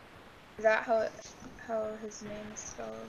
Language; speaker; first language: English; native; English